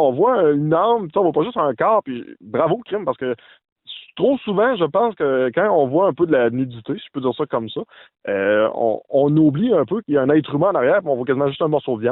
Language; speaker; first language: French; native; French